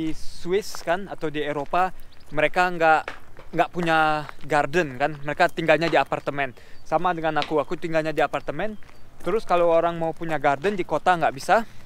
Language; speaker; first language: Indonesian; non-native, fluent; German